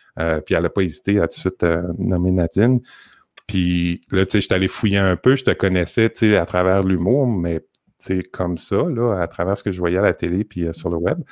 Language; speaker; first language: French; native; French